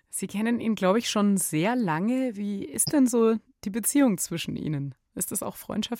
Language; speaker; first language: German; native; German